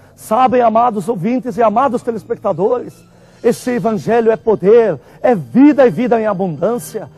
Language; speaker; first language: Portuguese; non-native, fluent; Arabic